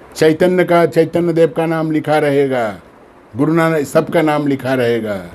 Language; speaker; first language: Hindi; non-native, local second language; Bangla